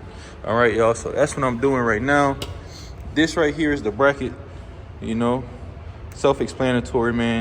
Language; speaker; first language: English; native; English